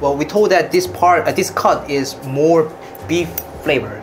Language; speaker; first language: English; non-native, fluent; Korean